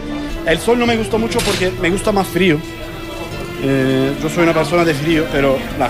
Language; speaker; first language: Spanish; non-native, learner; Turkish